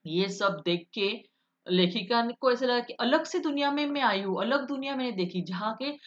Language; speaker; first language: Hindi; non-native, local second language; Marathi